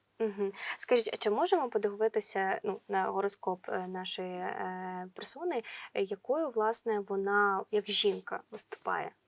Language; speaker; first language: Ukrainian; native; Ukrainian